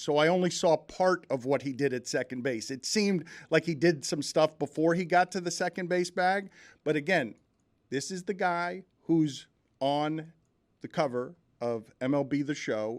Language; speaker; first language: English; native; English